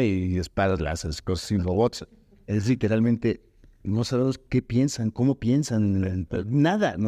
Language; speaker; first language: Spanish; native; Spanish